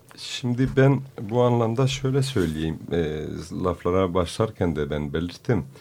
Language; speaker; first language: Turkish; non-native, local second language; Kurdish